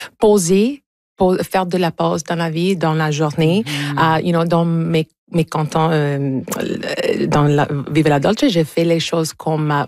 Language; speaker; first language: French; non-native, fluent; English